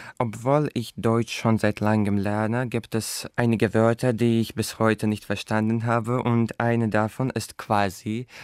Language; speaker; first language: German; non-native, fluent; Azerbaijani